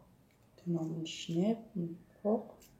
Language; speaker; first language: Arabic; native; Arabic